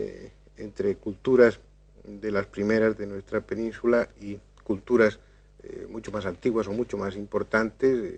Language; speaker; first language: Spanish; native; Spanish